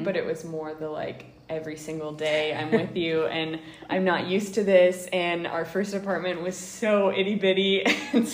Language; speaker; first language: English; native; English